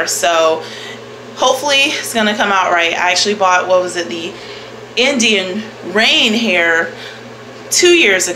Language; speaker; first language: English; native; English